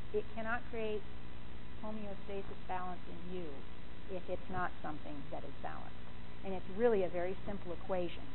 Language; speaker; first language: English; native; English